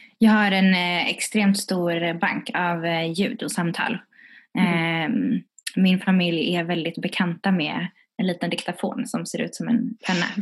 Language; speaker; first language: Swedish; early bilingual, other home language; Tigrinya